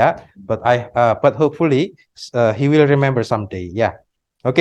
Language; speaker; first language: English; non-native, fluent; Indonesian